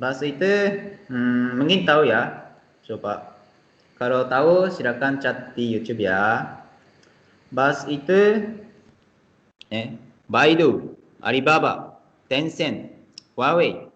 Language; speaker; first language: Indonesian; non-native, fluent; Japanese